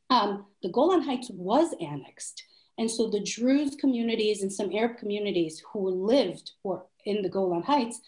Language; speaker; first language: English; non-native, fluent; Hebrew